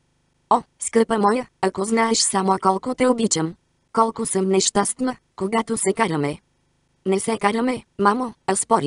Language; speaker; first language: Bulgarian; native; Bulgarian